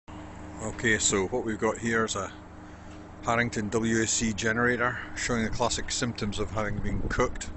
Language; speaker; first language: English; native; English